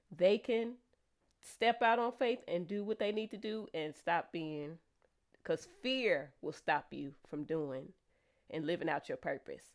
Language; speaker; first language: English; native; English